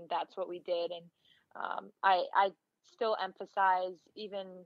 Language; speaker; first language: English; native; English